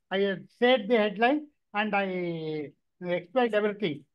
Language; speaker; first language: English; non-native, local second language; Tamil